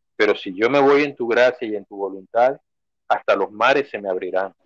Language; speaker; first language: Spanish; native; Spanish